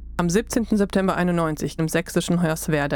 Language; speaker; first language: German; native; German